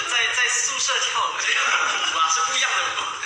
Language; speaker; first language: Chinese; native; Chinese